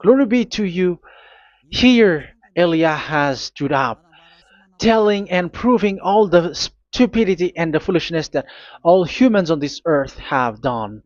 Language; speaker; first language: English; non-native, fluent; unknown